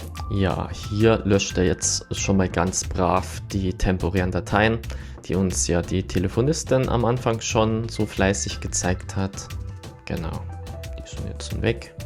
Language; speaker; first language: German; native; German